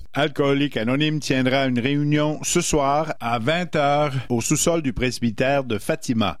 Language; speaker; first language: French; native; French